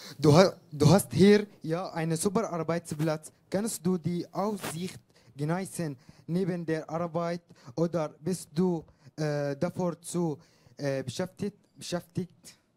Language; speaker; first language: German; non-native, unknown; Arabic